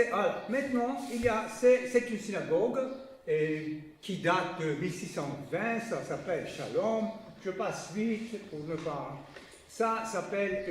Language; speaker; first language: French; non-native, fluent; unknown